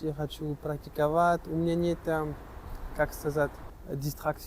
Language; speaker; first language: Russian; non-native, learner; French